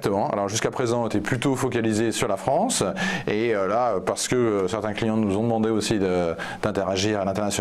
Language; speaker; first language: French; native; French